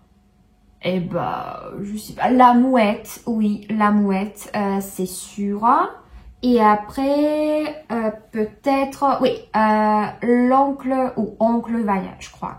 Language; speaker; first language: French; non-native, fluent; Russian